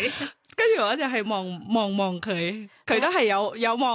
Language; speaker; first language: Cantonese; non-native, fluent; Thai